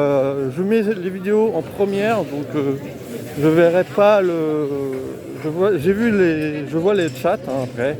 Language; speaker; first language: French; native; French